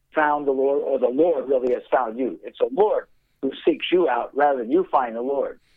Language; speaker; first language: English; native; English